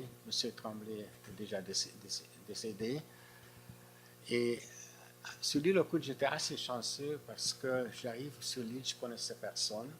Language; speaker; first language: French; non-native, fluent; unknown